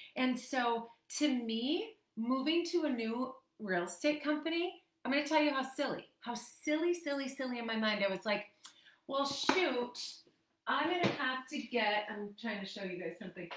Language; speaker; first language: English; native; English